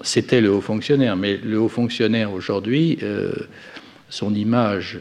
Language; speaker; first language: French; native; French